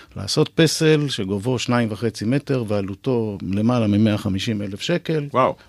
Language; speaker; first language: Hebrew; native; Hebrew